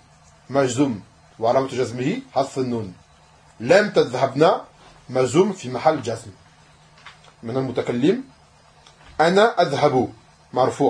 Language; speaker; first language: Arabic; non-native, fluent; French